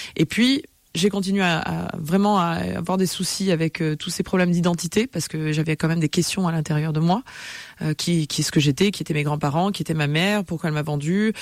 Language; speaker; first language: French; native; French